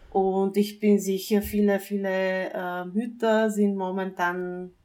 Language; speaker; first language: German; non-native, fluent; Bulgarian